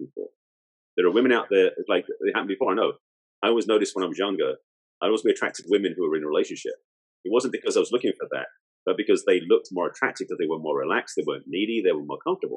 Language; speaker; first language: English; native; English